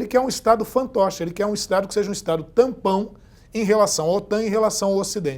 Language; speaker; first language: Portuguese; native; Portuguese